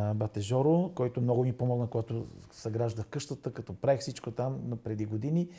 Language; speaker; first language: Bulgarian; native; Bulgarian